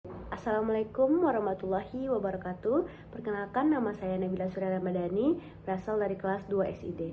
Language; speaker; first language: Indonesian; native; Indonesian